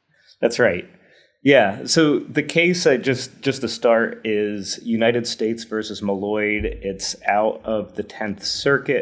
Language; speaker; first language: English; native; English